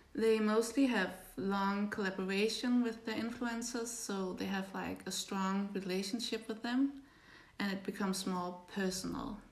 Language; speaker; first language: English; non-native, fluent; Danish